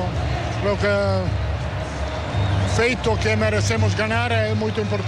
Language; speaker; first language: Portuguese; non-native, fluent; Italian